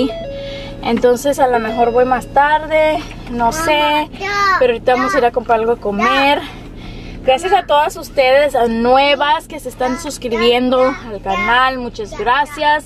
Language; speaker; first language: Spanish; early bilingual, heritage; Spanish